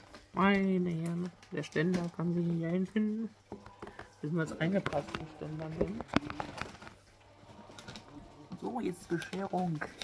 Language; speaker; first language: German; native; German